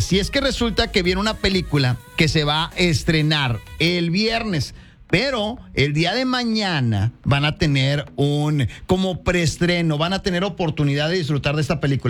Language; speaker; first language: Spanish; native; Spanish